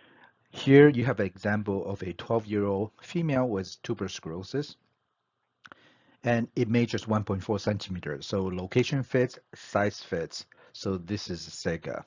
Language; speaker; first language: English; non-native, fluent; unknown